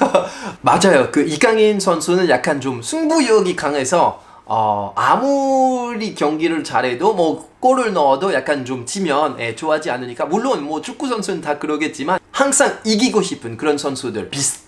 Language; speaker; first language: Korean; non-native, fluent; French